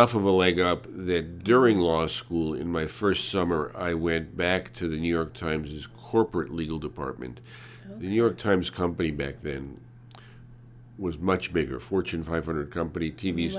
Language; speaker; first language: English; early bilingual, other home language; Hungarian